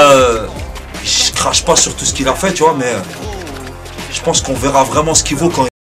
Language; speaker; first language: French; early bilingual, other home language; Arabic